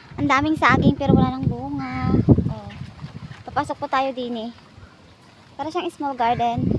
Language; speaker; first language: Filipino; non-native, local second language; Iloko